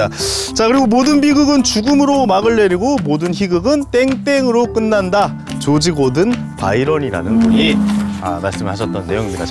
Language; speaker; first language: Korean; native; Korean